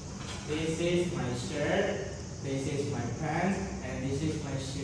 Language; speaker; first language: English; non-native, learner; Indonesian